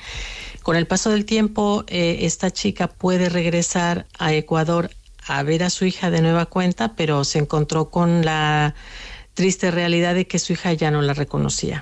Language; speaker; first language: Spanish; native; Spanish